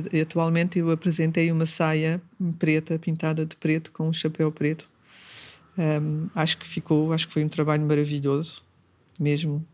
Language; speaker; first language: Portuguese; early bilingual, heritage; Portuguese